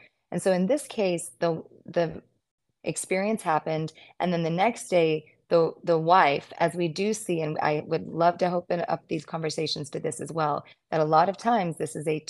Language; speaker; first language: English; native; English